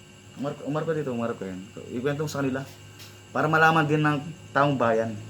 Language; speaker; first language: Filipino; native; Filipino